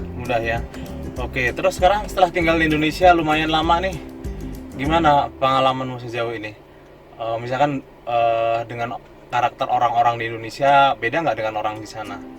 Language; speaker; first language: Indonesian; native; Indonesian